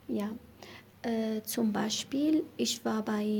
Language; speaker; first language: German; non-native, learner; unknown